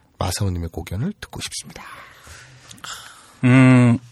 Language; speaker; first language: Korean; native; Korean